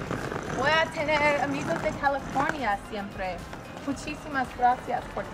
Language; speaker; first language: Spanish; non-native, learner; English